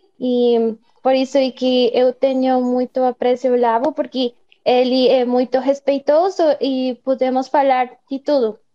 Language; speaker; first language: Portuguese; non-native, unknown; Spanish